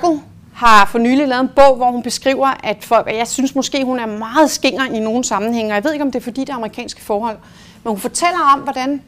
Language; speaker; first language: Danish; native; Danish